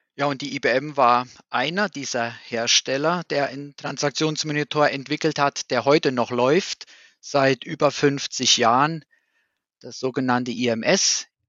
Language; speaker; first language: German; native; German